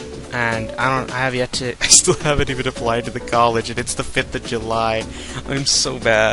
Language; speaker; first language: English; native; English